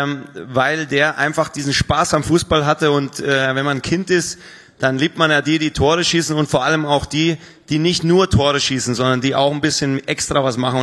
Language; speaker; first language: German; native; German